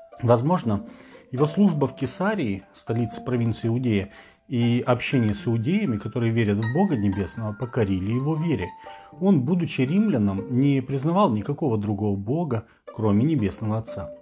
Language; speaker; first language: Russian; native; Russian